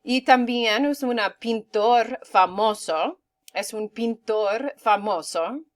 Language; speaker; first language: Spanish; non-native, fluent; English